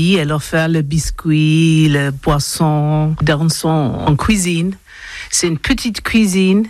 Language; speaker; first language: French; non-native, learner; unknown